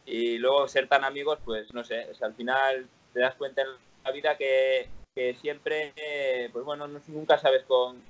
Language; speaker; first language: Spanish; native; Spanish